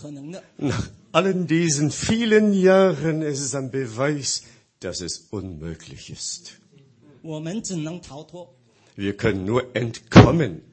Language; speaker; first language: German; non-native, fluent; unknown